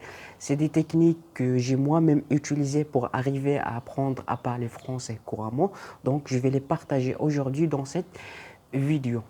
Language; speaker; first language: French; non-native, local second language; Arabic